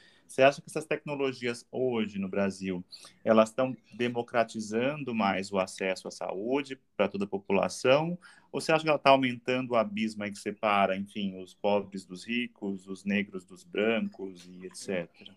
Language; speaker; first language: Portuguese; native; Portuguese